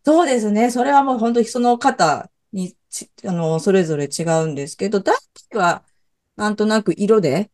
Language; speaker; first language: Japanese; native; Japanese